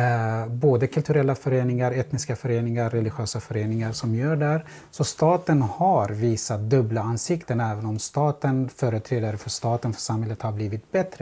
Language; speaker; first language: Swedish; non-native, fluent; Central Kurdish